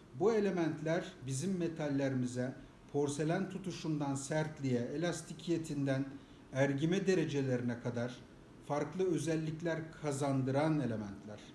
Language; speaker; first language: Turkish; native; Turkish